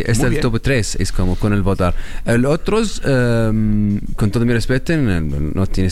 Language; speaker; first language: Spanish; non-native, learner; Arabic